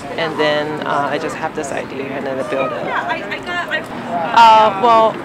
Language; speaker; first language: English; non-native, learner; Chinese